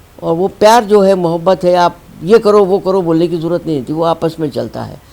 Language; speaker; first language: Urdu; native; Urdu